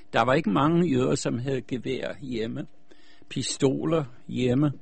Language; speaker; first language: Danish; early bilingual, other home language; German